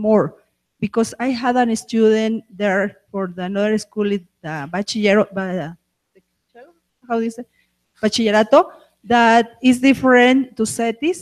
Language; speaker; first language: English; non-native, fluent; Spanish